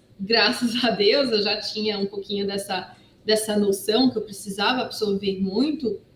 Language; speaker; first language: Portuguese; non-native, fluent; French